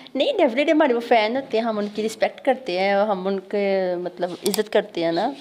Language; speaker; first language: Urdu; native; Urdu